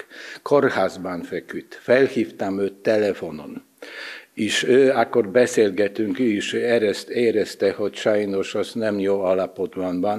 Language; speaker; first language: Hungarian; non-native, learner; Polish